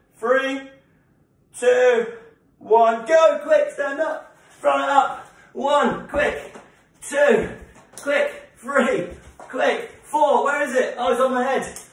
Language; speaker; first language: English; native; English